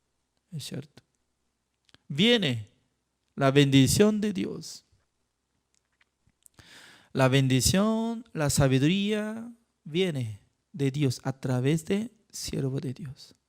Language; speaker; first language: Spanish; non-native, fluent; Korean